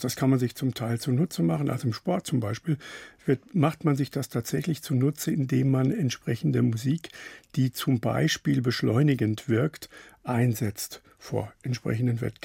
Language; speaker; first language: German; native; German